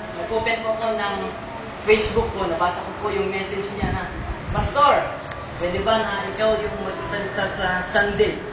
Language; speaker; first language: Filipino; non-native, local second language; Iloko